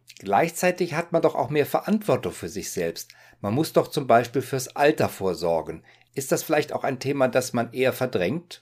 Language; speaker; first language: German; native; German